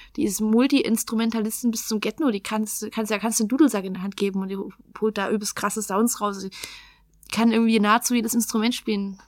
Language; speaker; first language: German; native; German